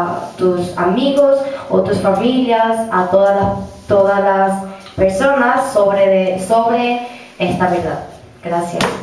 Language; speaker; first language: Spanish; non-native, learner; Korean